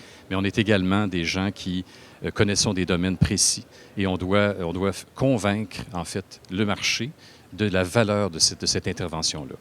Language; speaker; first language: French; native; French